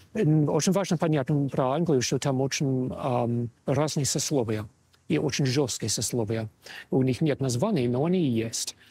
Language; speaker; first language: Russian; non-native, fluent; English